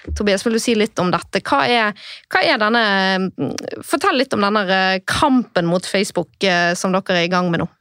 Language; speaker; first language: Norwegian; native; Norwegian